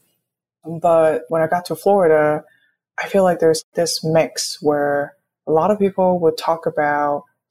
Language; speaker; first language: English; non-native, local second language; Cantonese